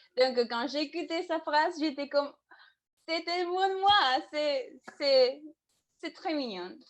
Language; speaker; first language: French; non-native, learner; Spanish